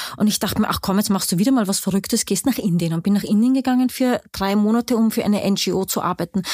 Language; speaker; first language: German; native; German